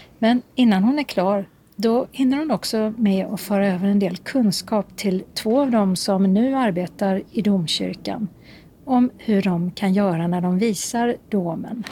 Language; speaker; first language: Swedish; native; Swedish